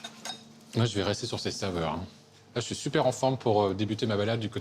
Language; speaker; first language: French; native; French